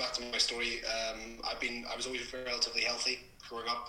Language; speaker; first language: English; native; English